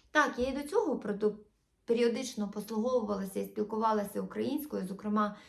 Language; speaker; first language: Ukrainian; non-native, local second language; Russian